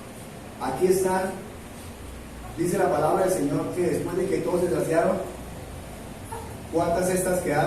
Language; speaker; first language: Spanish; native; Spanish